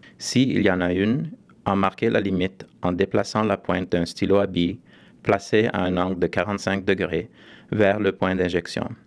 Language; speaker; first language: French; native; French